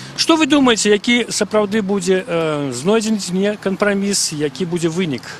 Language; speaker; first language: Belarusian; non-native, local second language; Russian